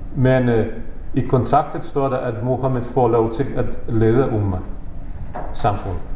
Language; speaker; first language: Danish; non-native, fluent; Bosnian